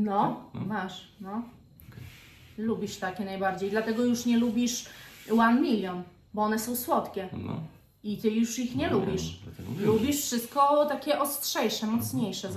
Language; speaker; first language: Polish; native; Polish